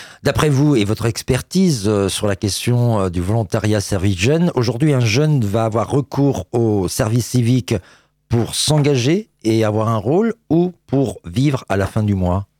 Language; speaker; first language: French; native; French